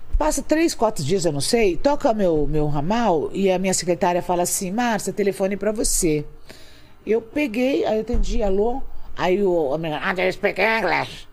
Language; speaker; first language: Portuguese; native; Portuguese